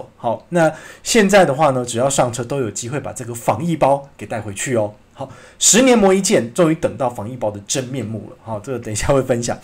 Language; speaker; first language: Chinese; native; Chinese